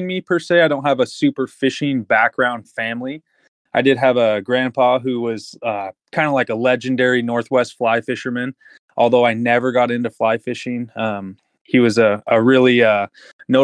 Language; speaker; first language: English; native; English